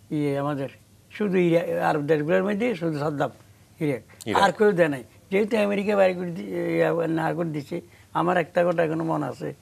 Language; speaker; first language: Bangla; native; Bangla